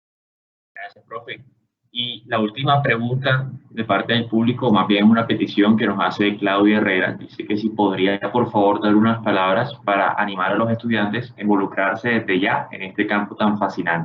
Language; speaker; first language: Spanish; native; Spanish